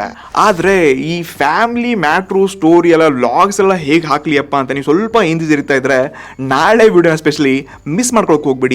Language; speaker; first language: Kannada; native; Kannada